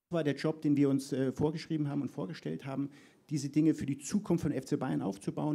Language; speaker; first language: German; native; German